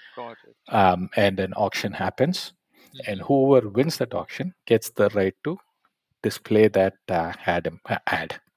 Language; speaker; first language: English; non-native, local second language; Tamil